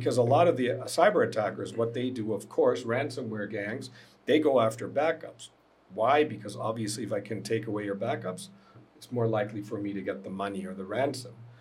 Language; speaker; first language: English; non-native, fluent; German